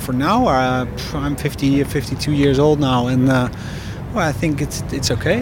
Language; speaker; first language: English; non-native, fluent; Dutch